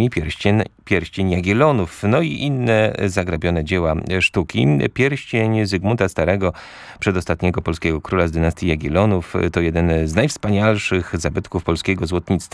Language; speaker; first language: Polish; native; Polish